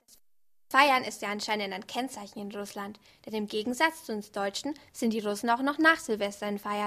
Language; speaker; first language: German; native; German